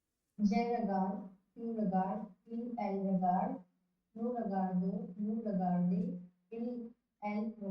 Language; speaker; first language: French; non-native, learner; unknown